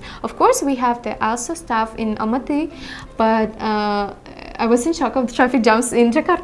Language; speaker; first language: English; non-native, learner; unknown